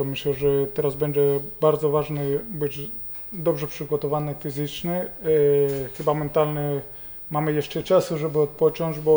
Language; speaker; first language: Polish; non-native, fluent; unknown